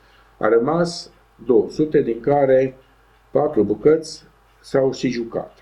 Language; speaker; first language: Romanian; non-native, local second language; Hungarian